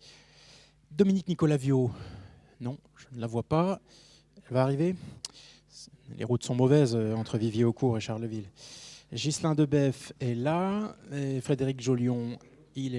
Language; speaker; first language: French; native; French